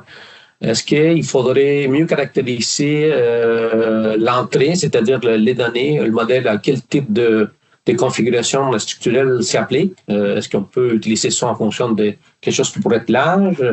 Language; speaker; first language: French; non-native, fluent; Spanish